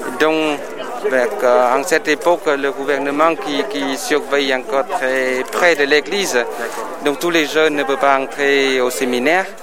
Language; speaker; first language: French; non-native, fluent; Vietnamese